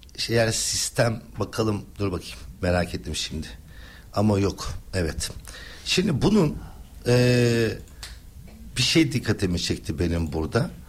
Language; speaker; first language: Turkish; native; Turkish